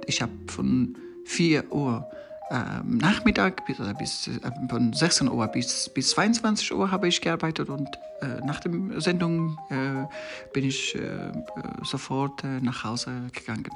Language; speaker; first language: German; non-native, learner; Persian